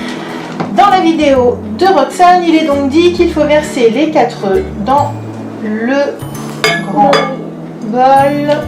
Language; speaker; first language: French; native; French